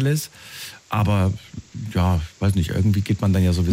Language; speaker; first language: German; native; German